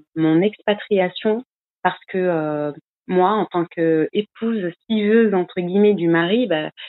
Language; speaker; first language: French; native; French